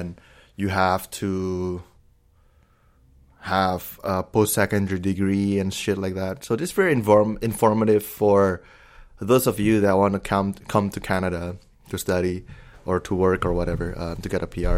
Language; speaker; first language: English; non-native, fluent; Indonesian